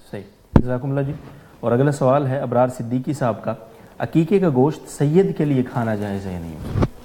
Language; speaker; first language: Urdu; native; Urdu